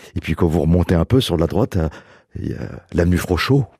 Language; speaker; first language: French; native; French